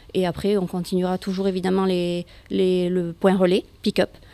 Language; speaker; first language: French; native; French